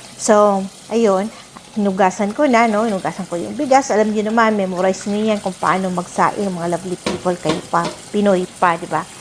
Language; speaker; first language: Filipino; non-native, local second language; Cebuano